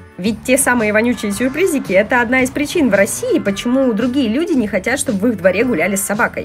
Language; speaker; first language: Russian; native; Russian